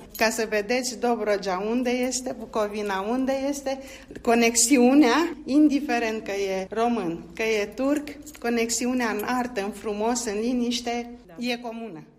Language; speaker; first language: Romanian; non-native, local second language; Turkish